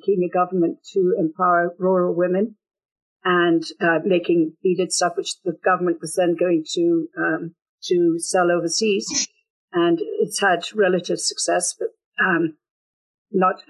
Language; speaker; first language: English; native; English